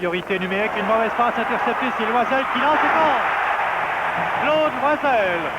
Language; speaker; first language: French; native; French